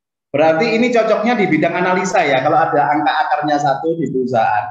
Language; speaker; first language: Indonesian; native; Indonesian